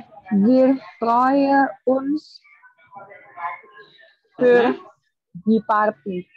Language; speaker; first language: German; non-native, learner; Indonesian